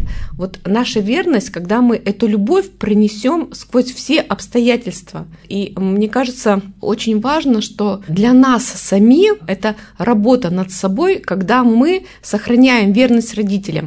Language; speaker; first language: Russian; native; Russian